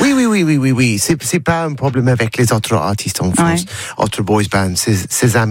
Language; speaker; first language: French; non-native, learner; English